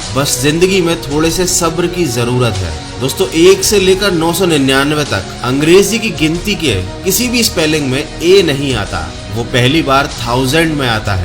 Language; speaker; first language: Hindi; native; Hindi